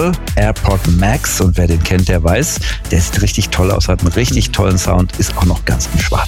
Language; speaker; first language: German; native; German